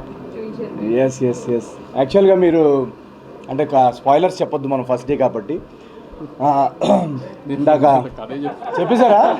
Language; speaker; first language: Telugu; native; Telugu